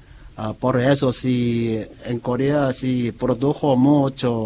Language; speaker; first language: Spanish; non-native, learner; Korean